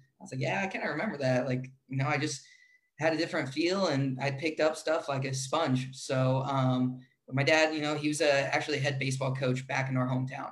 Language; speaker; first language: English; native; English